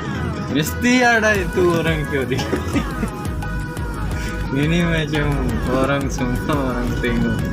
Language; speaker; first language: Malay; non-native, learner; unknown